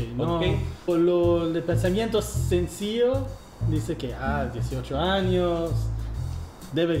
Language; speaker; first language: Spanish; non-native, fluent; English